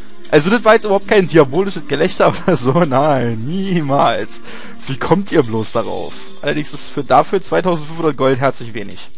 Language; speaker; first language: German; native; German